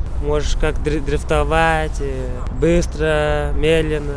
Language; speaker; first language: Russian; non-native, local second language; Latvian